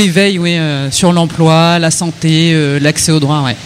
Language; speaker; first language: French; native; French